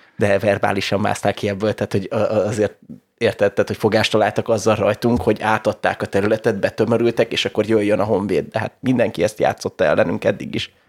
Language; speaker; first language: Hungarian; native; Hungarian